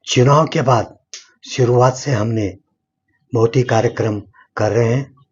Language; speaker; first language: Hindi; non-native, local second language; Kannada